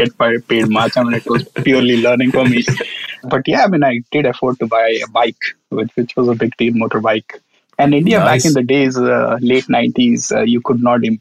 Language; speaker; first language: English; non-native, local second language; Marathi